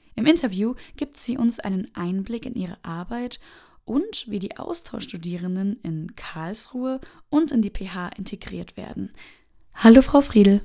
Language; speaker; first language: German; native; German